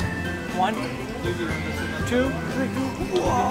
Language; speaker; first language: English; native; English